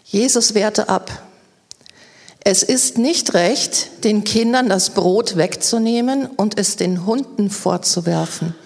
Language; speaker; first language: German; native; German